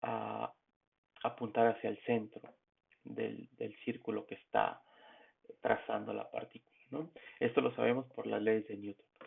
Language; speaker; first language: Spanish; native; Spanish